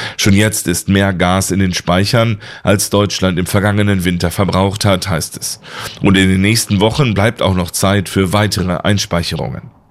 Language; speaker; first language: German; native; German